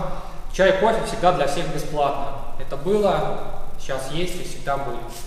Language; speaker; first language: Russian; native; Russian